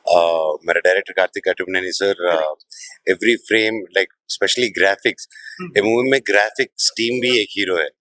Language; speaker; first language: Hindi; non-native, local second language; Telugu